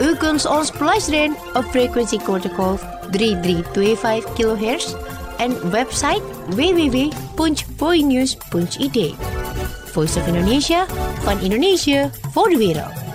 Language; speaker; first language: Dutch; non-native, learner; Indonesian